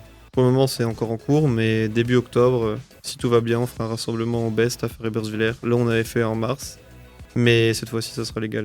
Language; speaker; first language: French; native; French